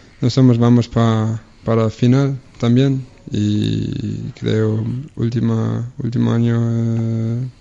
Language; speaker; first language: Spanish; non-native, learner; Danish